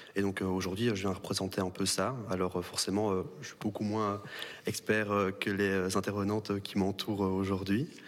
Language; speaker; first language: French; native; French